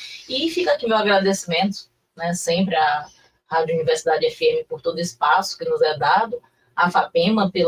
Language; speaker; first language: Portuguese; native; Portuguese